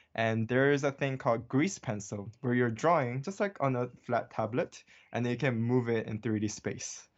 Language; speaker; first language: English; early bilingual, other home language; Korean